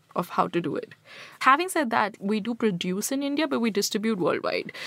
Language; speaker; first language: English; non-native, local second language; Hindi